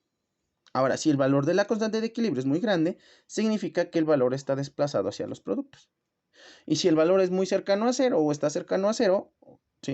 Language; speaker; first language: Spanish; native; Spanish